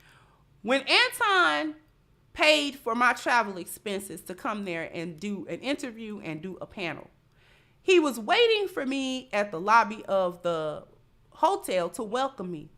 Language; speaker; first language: English; native; English